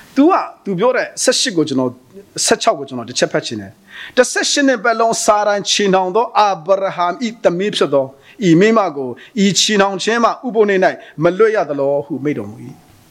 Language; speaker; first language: Burmese; non-native, local second language; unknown